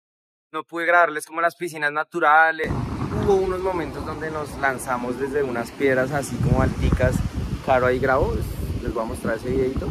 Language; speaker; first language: Spanish; native; Spanish